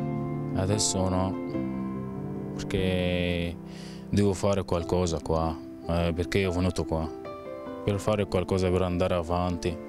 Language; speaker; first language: Italian; non-native, learner; Arabic